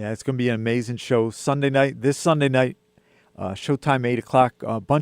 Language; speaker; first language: English; native; English